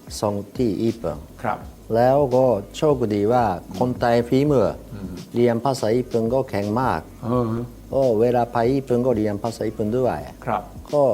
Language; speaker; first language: Thai; non-native, learner; Japanese